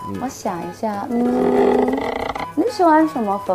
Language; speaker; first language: Chinese; non-native, fluent; Malay